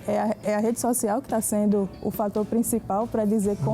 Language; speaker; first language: Portuguese; native; Portuguese